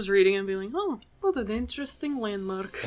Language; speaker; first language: English; native; English